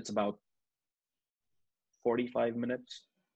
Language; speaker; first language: English; non-native, local second language; Urdu